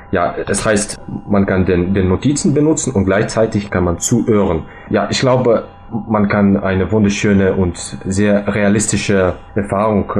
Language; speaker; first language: German; non-native, fluent; Russian